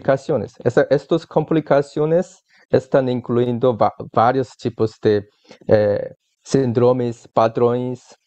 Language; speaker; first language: Spanish; non-native, learner; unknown